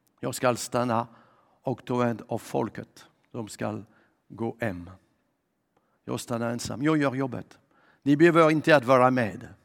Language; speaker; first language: Swedish; non-native, fluent; French